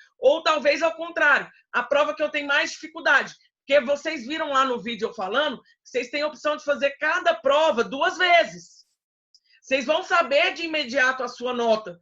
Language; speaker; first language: Portuguese; native; Portuguese